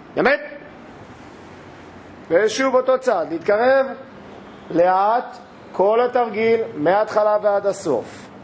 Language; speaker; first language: Hebrew; native; Hebrew